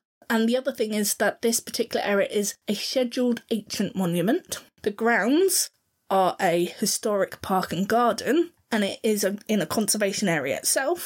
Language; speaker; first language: English; native; English